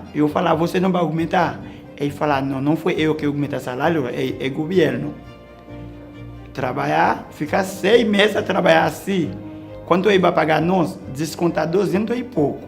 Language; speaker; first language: Portuguese; non-native, learner; Haitian Creole